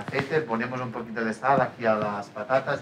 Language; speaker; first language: Spanish; non-native, local second language; Catalan